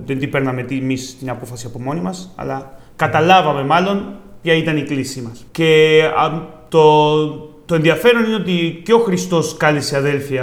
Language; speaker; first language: Greek; non-native, fluent; Spanish